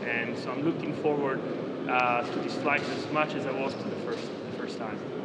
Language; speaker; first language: English; non-native, fluent; Italian